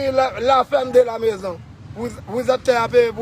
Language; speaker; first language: French; non-native, learner; Haitian Creole